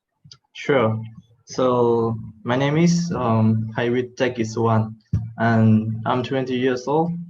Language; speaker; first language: English; non-native, fluent; Thai